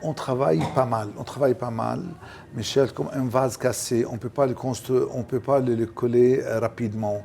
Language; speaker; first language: French; non-native, local second language; Arabic